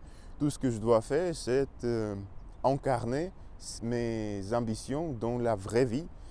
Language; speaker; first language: French; non-native, learner; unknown